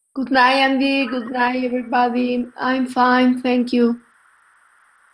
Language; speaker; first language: English; non-native, learner; Spanish